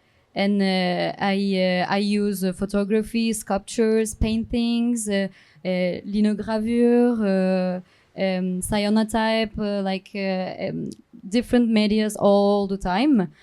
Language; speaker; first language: English; non-native, learner; Turkish